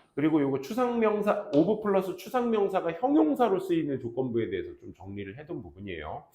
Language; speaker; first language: Korean; native; Korean